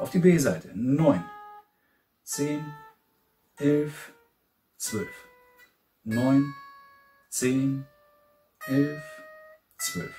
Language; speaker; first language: German; native; German